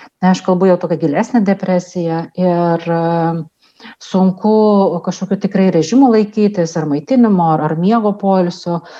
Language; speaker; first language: Lithuanian; non-native, local second language; Russian